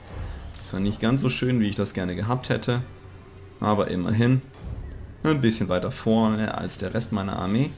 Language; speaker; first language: German; native; German